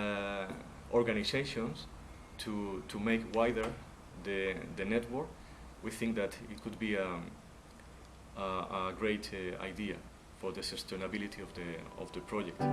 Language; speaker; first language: English; non-native, learner; Spanish